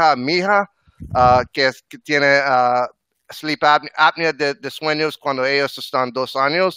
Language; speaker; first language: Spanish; non-native, learner; English